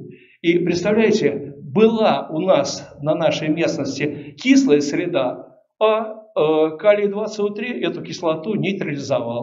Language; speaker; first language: Russian; native; Russian